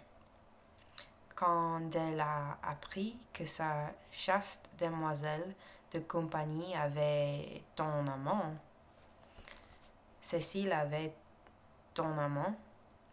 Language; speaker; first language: French; non-native, learner; English